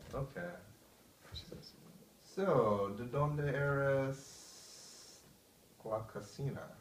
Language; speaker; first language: Spanish; non-native, learner; English